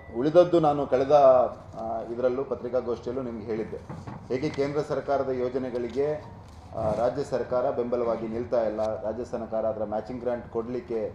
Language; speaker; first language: Kannada; non-native, local second language; Tulu